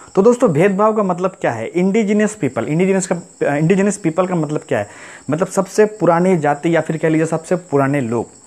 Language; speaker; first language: Hindi; non-native, local second language; Assamese